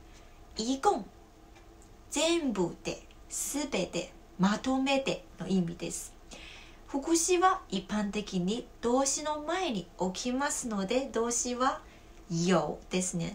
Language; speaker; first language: Japanese; non-native, fluent; Chinese